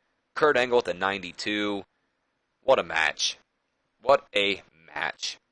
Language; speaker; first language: English; native; English